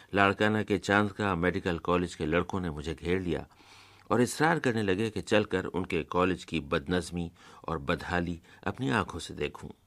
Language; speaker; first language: Urdu; native; Urdu